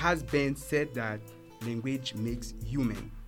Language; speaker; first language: English; non-native, learner; Haitian Creole